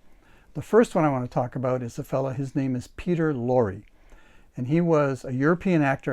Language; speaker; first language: English; native; English